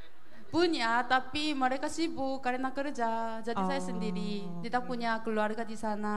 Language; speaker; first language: Indonesian; non-native, learner; Korean